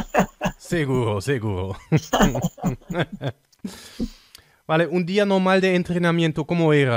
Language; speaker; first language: Spanish; non-native, fluent; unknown